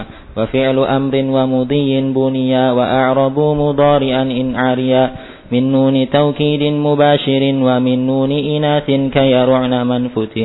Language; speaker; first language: Arabic; non-native, learner; Indonesian